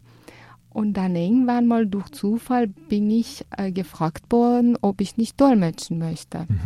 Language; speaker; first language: German; non-native, fluent; Persian